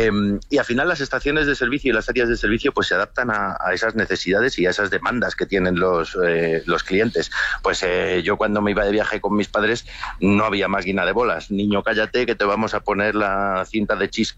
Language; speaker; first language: Spanish; native; Spanish